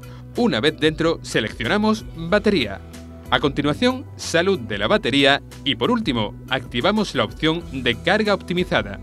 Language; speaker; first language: Spanish; native; Spanish